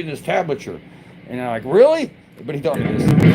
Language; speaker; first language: English; native; English